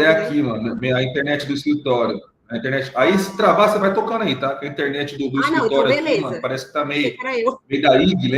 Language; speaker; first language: Portuguese; native; Portuguese